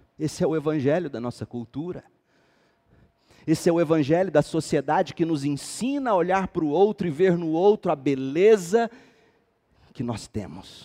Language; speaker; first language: Portuguese; native; Portuguese